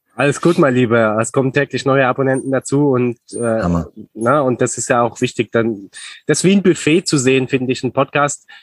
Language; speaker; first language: German; native; German